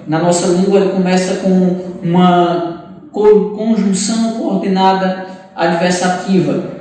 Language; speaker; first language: Portuguese; native; Portuguese